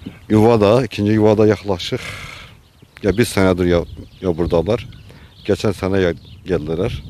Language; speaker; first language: Turkish; non-native, local second language; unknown